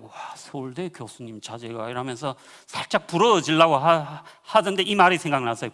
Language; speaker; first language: Korean; native; Korean